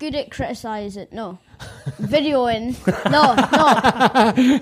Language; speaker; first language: English; native; English